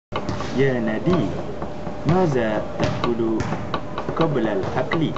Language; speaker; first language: Arabic; non-native, learner; Malay